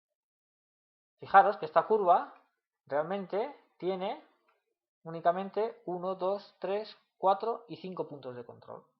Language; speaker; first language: Spanish; native; Spanish